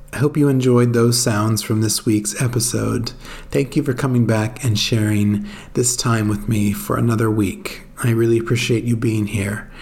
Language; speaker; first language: English; native; English